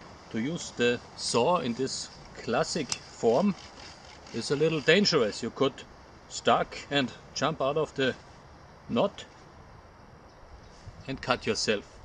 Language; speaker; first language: English; non-native, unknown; German